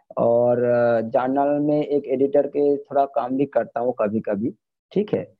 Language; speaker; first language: Hindi; non-native, local second language; Bangla